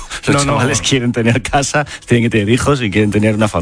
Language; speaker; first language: Spanish; native; Spanish